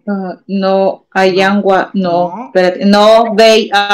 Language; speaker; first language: English; non-native, learner; Spanish